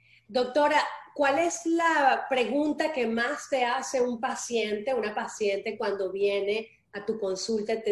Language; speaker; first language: Spanish; early bilingual, heritage; Spanish